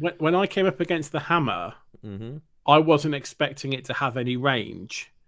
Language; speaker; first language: English; native; English